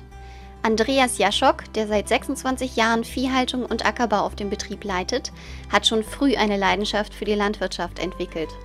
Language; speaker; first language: German; native; German